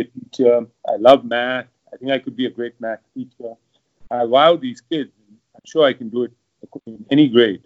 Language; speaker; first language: English; non-native, local second language; Hindi